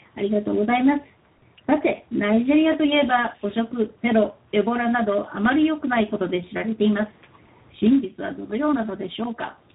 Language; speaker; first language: Japanese; native; Japanese